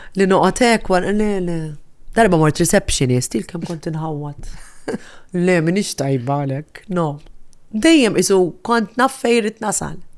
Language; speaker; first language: Maltese; native; Maltese